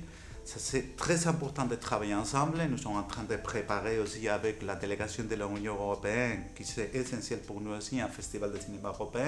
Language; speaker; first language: French; non-native, fluent; Spanish